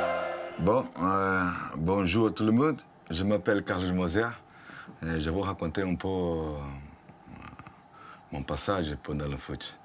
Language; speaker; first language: French; non-native, fluent; Portuguese